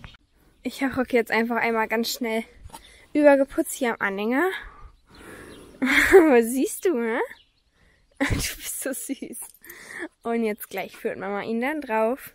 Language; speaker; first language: German; native; German